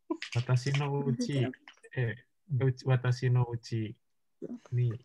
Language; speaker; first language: Japanese; non-native, learner; Indonesian